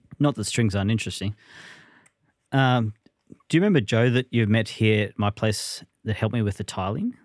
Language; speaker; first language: English; native; English